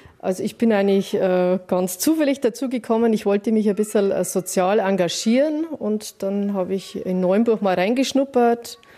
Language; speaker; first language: German; native; German